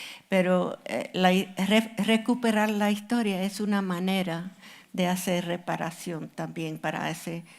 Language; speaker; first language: Spanish; non-native, fluent; English